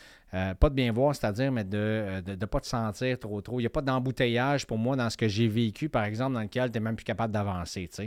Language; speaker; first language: French; native; French